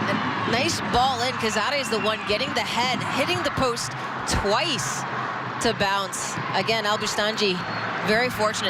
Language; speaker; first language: English; native; English